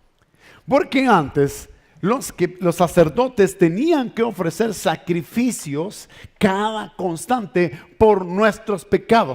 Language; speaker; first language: Spanish; native; Spanish